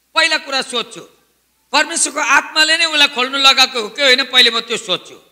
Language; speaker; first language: Nepali; native; Nepali